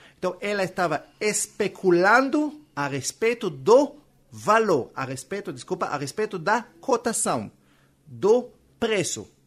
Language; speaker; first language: Portuguese; non-native, fluent; Hebrew